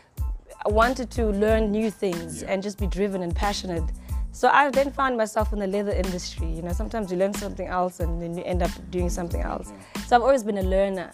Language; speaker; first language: English; non-native, local second language; Zulu